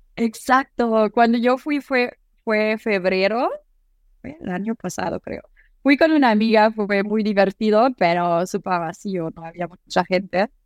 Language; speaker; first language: Spanish; non-native, fluent; German